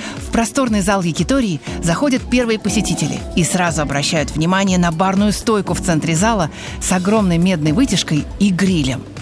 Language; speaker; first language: Russian; native; Russian